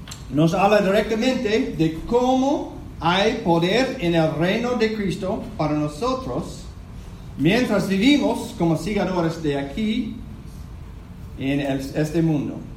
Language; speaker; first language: Spanish; non-native, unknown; English